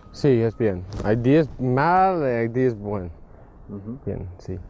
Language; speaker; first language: Spanish; non-native, learner; English